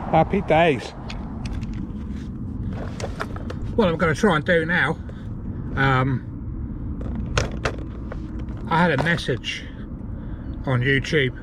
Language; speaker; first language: English; native; English